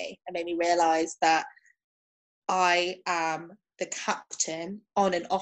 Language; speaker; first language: English; native; English